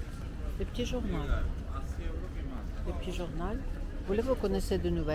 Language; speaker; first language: French; non-native, fluent; Russian